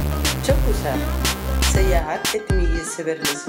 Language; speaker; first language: Turkish; non-native, learner; Spanish